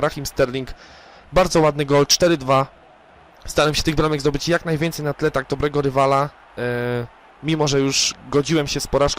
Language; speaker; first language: Polish; native; Polish